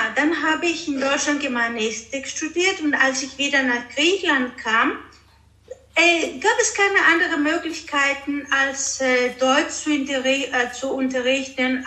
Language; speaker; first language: German; early bilingual, other home language; Greek